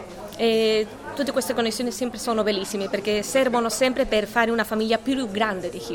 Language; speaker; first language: Italian; non-native, learner; Spanish